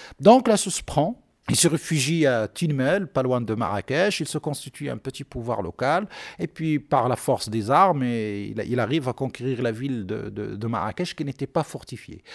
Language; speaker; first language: French; non-native, local second language; Arabic